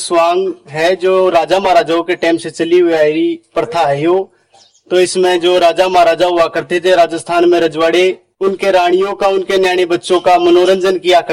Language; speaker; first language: Hindi; native; Hindi